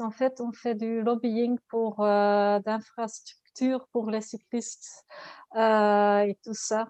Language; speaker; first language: French; non-native, learner; Dutch